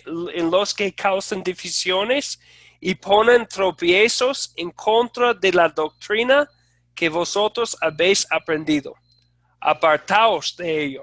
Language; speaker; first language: Spanish; non-native, fluent; English